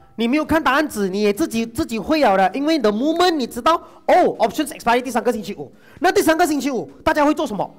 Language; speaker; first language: Chinese; non-native, local second language; Tamil